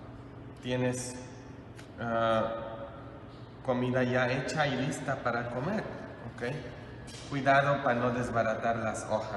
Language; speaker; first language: Spanish; non-native, fluent; English